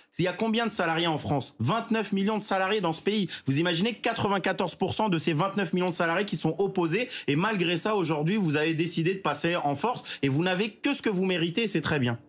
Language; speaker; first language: French; native; French